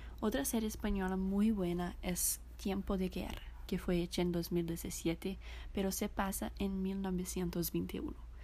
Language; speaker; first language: Spanish; non-native, fluent; Portuguese